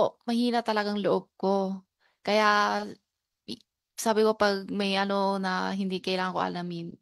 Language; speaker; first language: Filipino; non-native, learner; Chinese